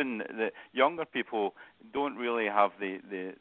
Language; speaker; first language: English; native; English